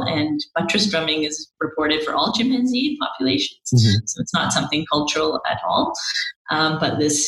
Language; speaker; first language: English; native; English